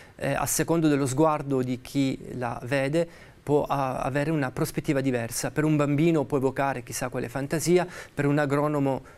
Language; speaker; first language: Italian; native; Italian